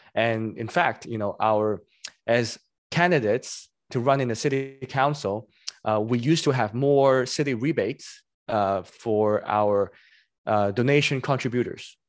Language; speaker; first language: English; non-native, local second language; Cantonese